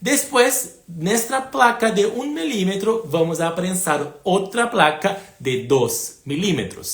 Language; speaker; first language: Spanish; non-native, fluent; Portuguese